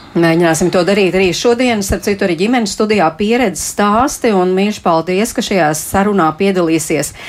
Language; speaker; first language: Latvian; native; Latvian